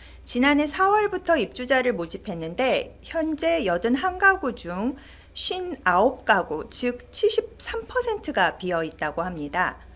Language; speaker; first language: Korean; native; Korean